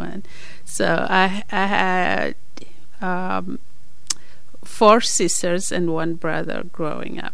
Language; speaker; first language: English; non-native, local second language; Nyanja